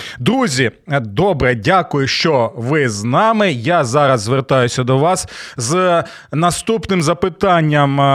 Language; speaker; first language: Ukrainian; non-native, local second language; Russian